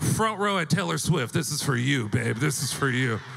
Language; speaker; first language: English; native; English